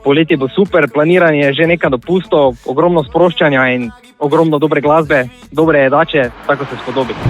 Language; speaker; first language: Slovenian; native; Slovenian